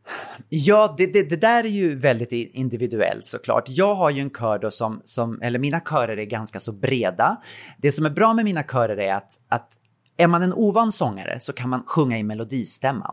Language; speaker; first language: Swedish; native; Swedish